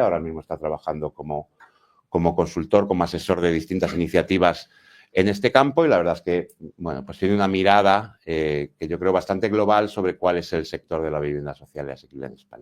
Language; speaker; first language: Spanish; native; Spanish